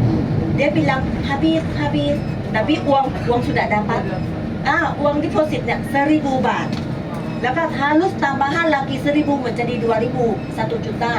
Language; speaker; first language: Indonesian; non-native, learner; Thai